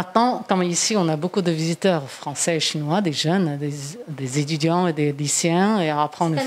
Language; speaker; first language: French; non-native, fluent; Chinese